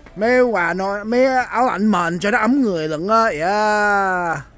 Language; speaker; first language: Vietnamese; early bilingual, heritage; Vietnamese